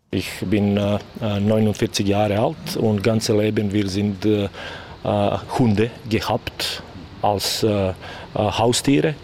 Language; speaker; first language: German; non-native, learner; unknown